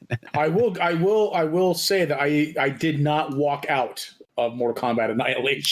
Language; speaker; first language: English; native; English